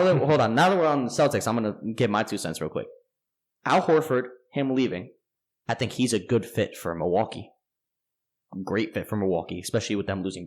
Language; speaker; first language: English; native; English